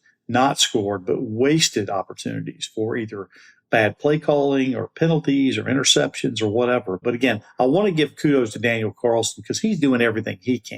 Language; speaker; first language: English; native; English